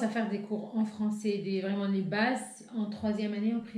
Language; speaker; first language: French; non-native, local second language; Arabic